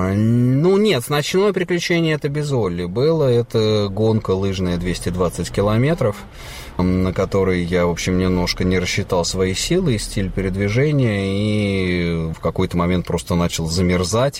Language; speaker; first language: Russian; native; Russian